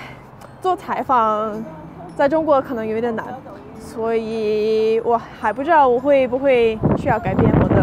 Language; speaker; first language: Chinese; non-native, fluent; English